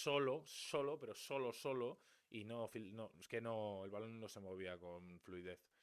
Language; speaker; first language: Spanish; native; Spanish